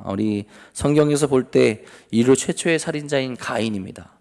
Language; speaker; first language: Korean; native; Korean